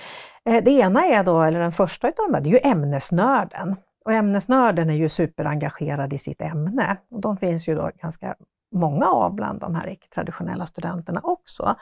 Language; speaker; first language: Swedish; native; Swedish